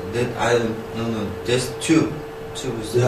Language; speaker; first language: English; non-native, learner; Korean